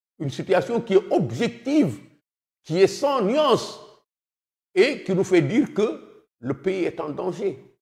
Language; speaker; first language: French; non-native, local second language; Wolof